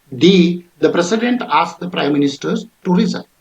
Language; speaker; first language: English; non-native, local second language; Kannada